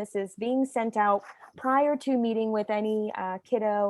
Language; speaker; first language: English; native; English